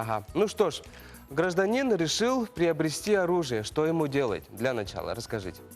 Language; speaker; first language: Russian; native; Russian